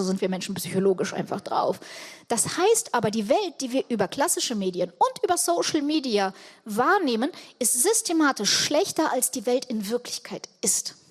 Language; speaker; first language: German; early bilingual, other home language; Russian